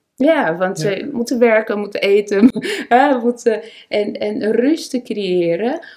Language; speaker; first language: Dutch; non-native, fluent; Portuguese